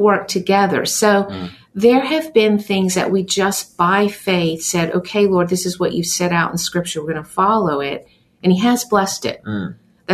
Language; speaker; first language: English; native; English